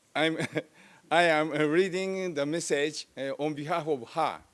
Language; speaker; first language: English; non-native, fluent; Japanese